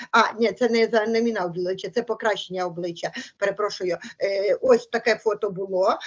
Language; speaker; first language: Ukrainian; native; Ukrainian